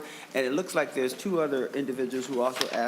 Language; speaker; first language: English; native; English